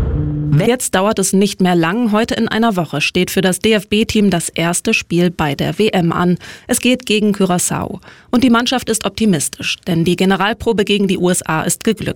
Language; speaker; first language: German; native; German